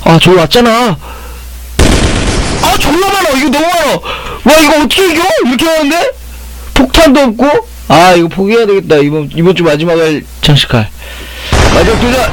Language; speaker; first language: Korean; native; Korean